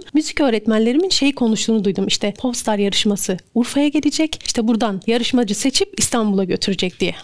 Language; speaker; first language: Turkish; native; Turkish